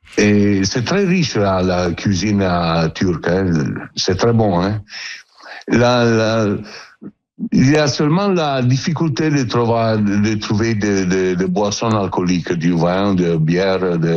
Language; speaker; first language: French; non-native, learner; Italian